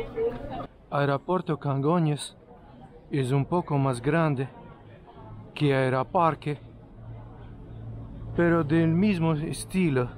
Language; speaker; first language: Spanish; non-native, fluent; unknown